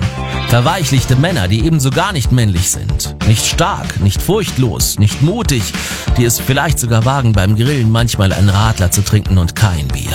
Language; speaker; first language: German; native; German